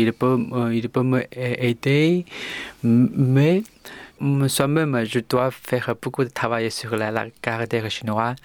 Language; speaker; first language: French; non-native, learner; Chinese